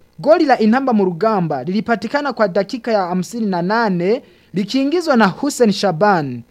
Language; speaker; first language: Swahili; non-native, local second language; Rundi